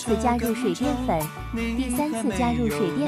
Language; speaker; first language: Chinese; native; Chinese